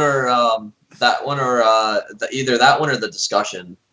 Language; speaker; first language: English; native; English